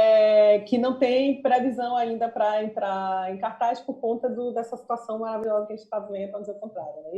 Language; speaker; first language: Portuguese; native; Portuguese